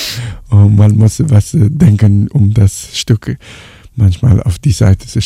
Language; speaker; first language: German; non-native, fluent; Italian